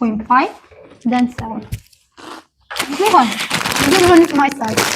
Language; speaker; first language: English; non-native, learner; Turkish